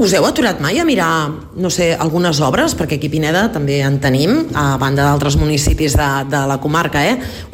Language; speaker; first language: Catalan; native; Catalan